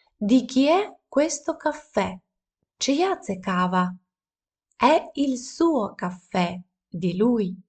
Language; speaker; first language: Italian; non-native, fluent; Ukrainian